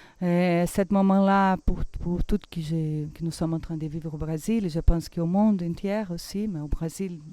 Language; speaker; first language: French; non-native, fluent; Portuguese